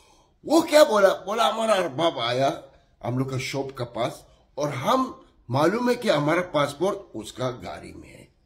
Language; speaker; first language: Hindi; non-native, learner; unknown